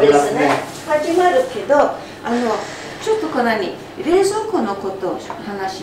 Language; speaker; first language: Japanese; non-native, fluent; Portuguese